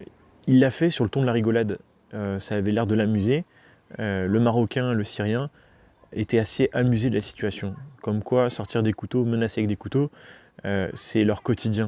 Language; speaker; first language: French; native; French